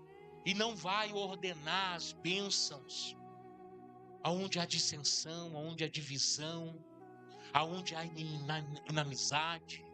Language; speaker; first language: Portuguese; native; Portuguese